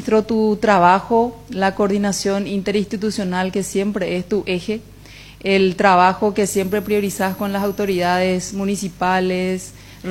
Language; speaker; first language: Spanish; native; Spanish